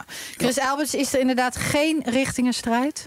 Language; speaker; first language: Dutch; native; Dutch